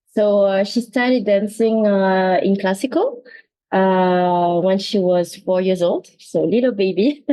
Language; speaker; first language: English; non-native, fluent; French